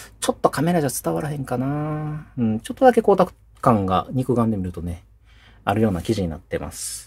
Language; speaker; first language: Japanese; native; Japanese